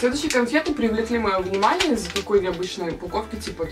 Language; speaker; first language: Russian; native; Russian